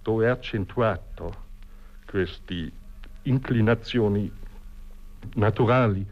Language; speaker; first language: Italian; non-native, fluent; German